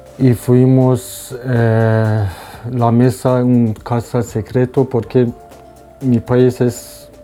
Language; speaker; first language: Spanish; non-native, learner; Persian